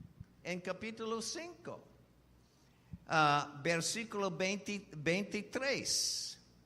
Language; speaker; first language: Spanish; non-native, fluent; English